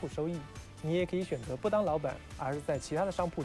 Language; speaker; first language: Chinese; native; Chinese